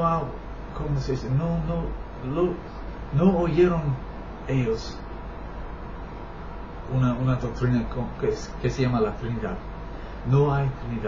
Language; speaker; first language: Spanish; non-native, learner; English